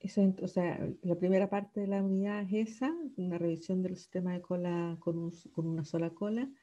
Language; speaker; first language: Spanish; native; Spanish